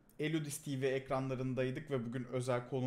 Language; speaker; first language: Turkish; native; Turkish